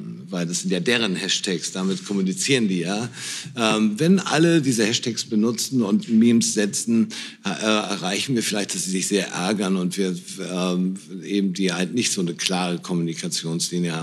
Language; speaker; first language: German; native; German